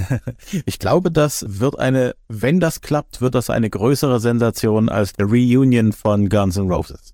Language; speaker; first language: German; native; German